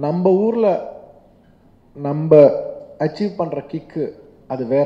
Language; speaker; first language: Tamil; non-native, local second language; Telugu